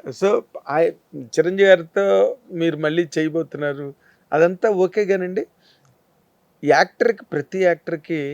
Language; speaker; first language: Telugu; native; Telugu